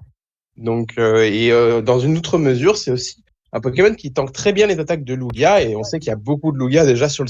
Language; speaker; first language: French; native; French